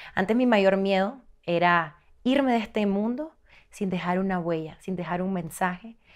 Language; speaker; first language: Spanish; native; Spanish